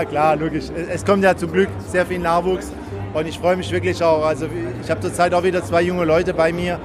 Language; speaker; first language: German; native; German